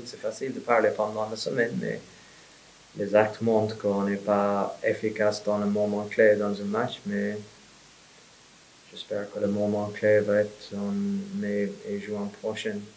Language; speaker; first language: French; non-native, fluent; English